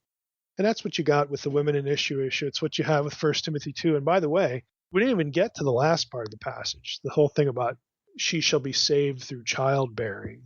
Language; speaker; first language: English; native; English